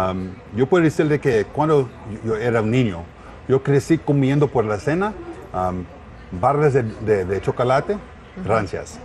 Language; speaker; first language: Spanish; non-native, learner; English